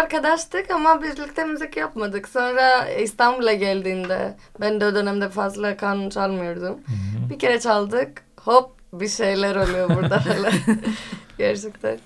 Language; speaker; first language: Turkish; non-native, fluent; Greek